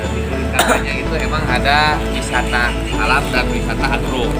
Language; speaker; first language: Indonesian; native; Indonesian